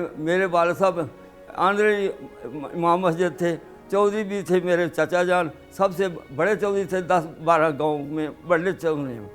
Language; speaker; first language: Urdu; non-native, local second language; Punjabi